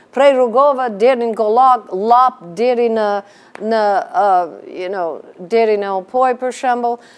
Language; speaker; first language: Albanian; non-native, fluent; English